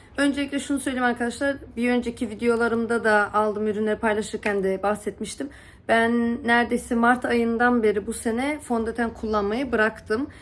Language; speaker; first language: Turkish; early bilingual, heritage; Turkish